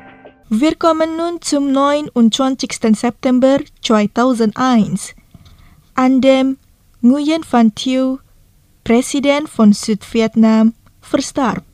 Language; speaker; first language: German; non-native, fluent; Indonesian